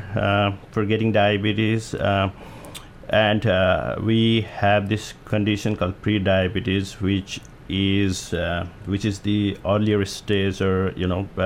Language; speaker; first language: English; non-native, local second language; Nepali